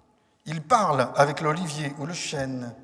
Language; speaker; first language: French; native; French